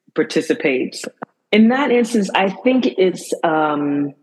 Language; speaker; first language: English; native; English